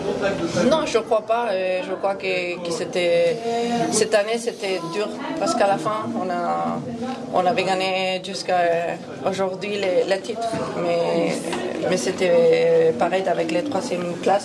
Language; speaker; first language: French; non-native, fluent; Spanish